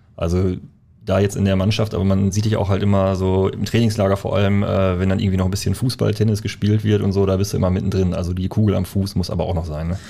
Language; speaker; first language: German; native; German